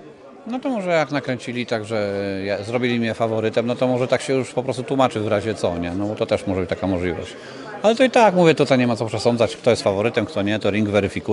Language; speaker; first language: Polish; native; Polish